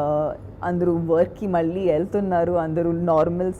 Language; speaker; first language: Telugu; non-native, fluent; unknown